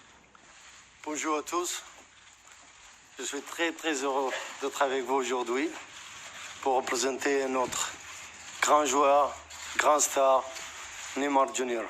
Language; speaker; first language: French; non-native, learner; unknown